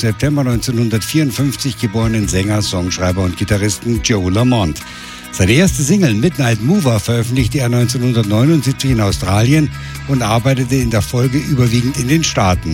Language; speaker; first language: German; native; German